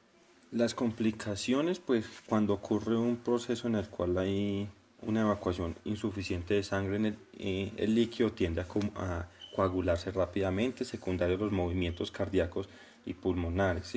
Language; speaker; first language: Spanish; native; Spanish